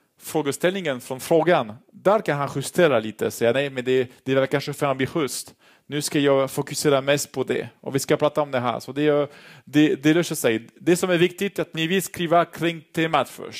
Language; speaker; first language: Swedish; non-native, fluent; French